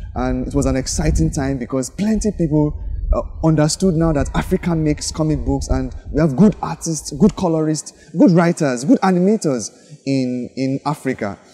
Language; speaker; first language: English; non-native, local second language; Yoruba